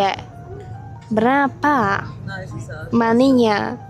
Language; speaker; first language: Indonesian; non-native, learner; Czech